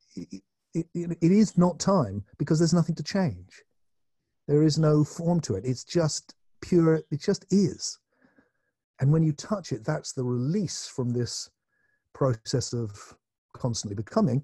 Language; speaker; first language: English; native; English